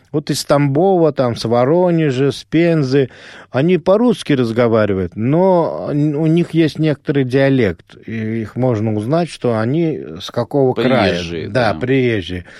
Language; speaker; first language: Russian; non-native, local second language; Azerbaijani